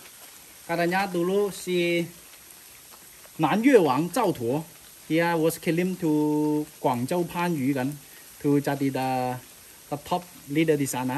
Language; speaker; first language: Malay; non-native, fluent; Chinese